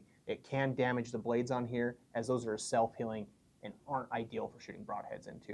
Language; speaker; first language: English; native; English